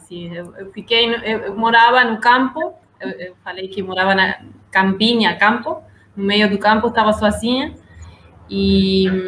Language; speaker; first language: Portuguese; non-native, learner; Spanish